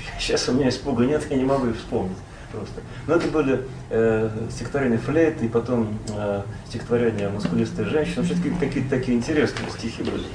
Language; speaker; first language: Russian; native; Russian